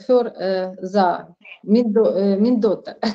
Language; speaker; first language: Swedish; non-native, learner; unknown